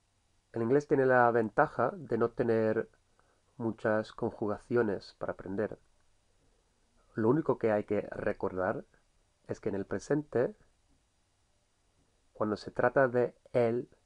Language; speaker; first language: Spanish; non-native, fluent; English